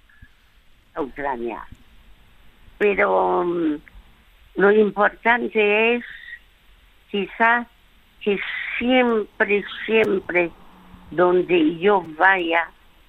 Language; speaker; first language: Spanish; early bilingual, other home language; French